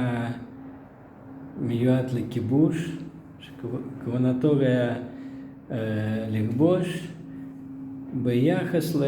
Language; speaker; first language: Hebrew; non-native, fluent; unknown